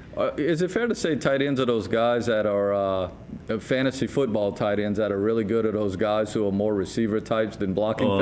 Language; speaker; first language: English; native; English